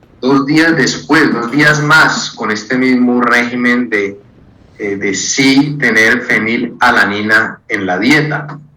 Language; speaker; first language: Spanish; native; Spanish